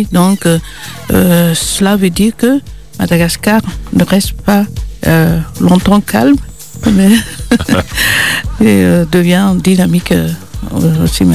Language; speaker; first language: French; non-native, local second language; Malagasy